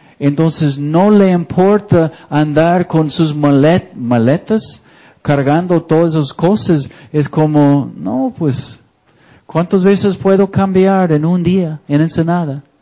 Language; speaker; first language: Spanish; non-native, fluent; English